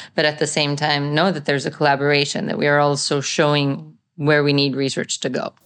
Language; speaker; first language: English; non-native, fluent; Italian